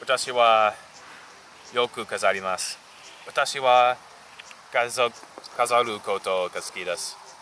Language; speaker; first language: Japanese; non-native, learner; English